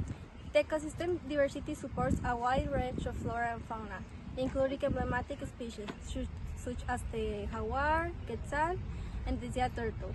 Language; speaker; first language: English; non-native, learner; Spanish